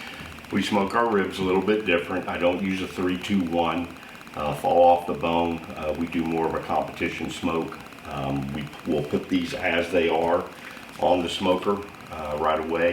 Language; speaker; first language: English; native; English